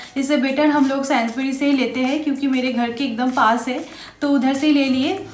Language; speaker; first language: Hindi; non-native, local second language; Bangla